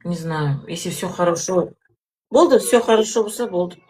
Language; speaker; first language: Russian; non-native, local second language; Kazakh